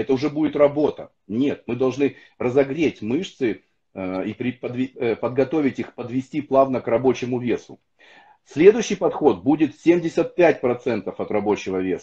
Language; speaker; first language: Russian; native; Russian